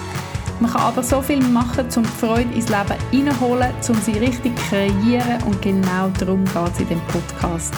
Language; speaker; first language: German; native; German